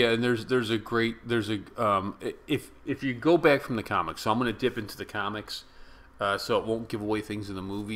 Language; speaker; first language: English; native; English